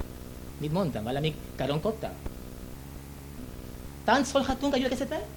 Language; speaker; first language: Hungarian; non-native, learner; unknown